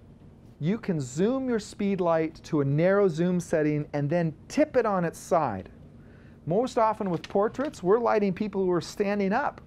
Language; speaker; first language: English; native; English